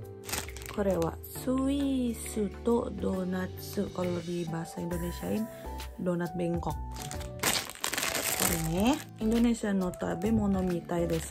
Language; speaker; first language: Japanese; non-native, learner; Indonesian